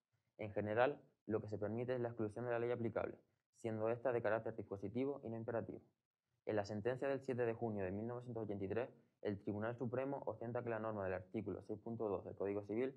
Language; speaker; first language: Spanish; native; Spanish